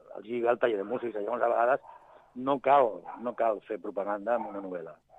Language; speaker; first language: Catalan; non-native, local second language; Spanish